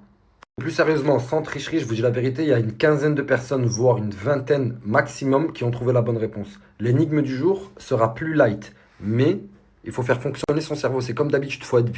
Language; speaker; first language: French; native; French